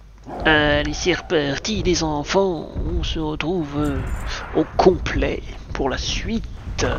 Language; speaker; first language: French; native; French